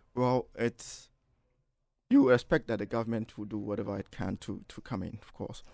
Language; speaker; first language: English; non-native, local second language; Akan